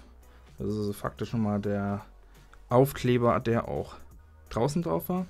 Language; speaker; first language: German; native; German